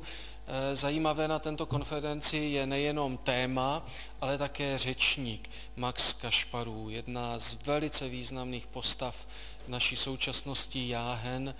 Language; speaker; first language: Czech; native; Czech